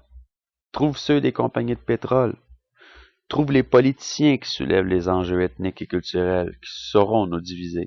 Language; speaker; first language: French; native; French